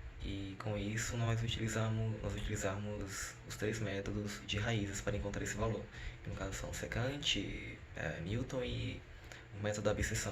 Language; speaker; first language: Portuguese; native; Portuguese